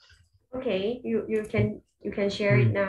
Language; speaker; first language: English; non-native, fluent; Thai